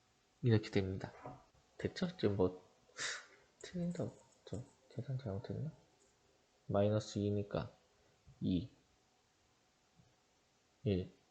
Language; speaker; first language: Korean; native; Korean